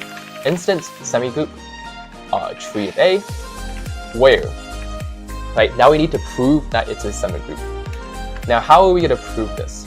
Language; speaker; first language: English; native; English